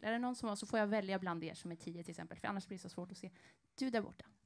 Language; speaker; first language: Swedish; native; Swedish